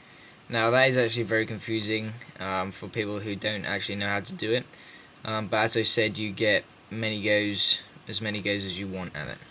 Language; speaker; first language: English; native; English